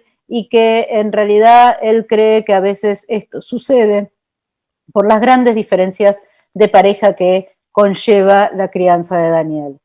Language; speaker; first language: Spanish; native; Spanish